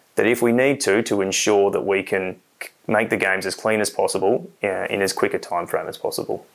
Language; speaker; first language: English; native; English